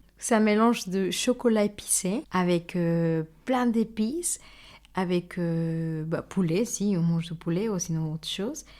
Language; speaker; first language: French; non-native, fluent; Spanish